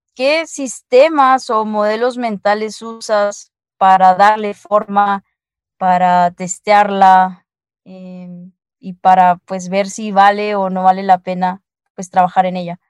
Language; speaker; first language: Spanish; native; Spanish